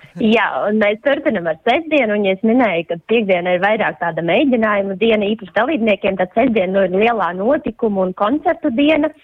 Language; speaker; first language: Latvian; early bilingual, heritage; Latvian